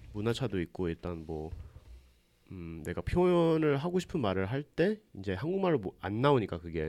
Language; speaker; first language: Korean; early bilingual, other home language; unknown